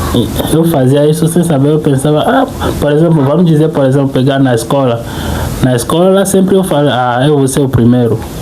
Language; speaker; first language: Portuguese; non-native, fluent; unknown